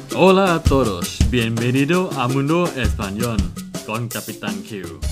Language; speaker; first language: Spanish; non-native, learner; Thai